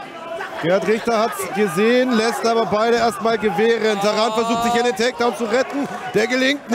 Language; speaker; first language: German; native; German